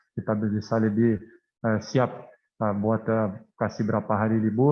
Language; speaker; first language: Indonesian; non-native, fluent; Portuguese